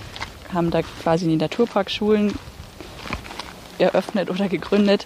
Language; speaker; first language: German; native; German